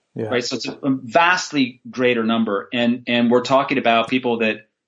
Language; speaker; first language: English; native; English